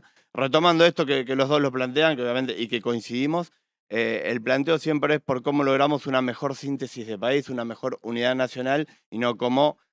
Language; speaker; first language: Spanish; native; Spanish